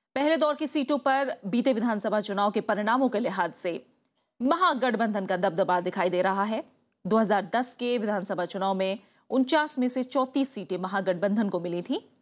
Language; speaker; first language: Hindi; native; Hindi